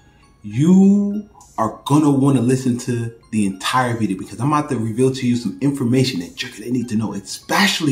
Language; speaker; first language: English; native; English